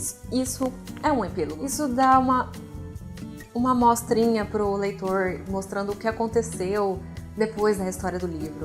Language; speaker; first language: Portuguese; native; Portuguese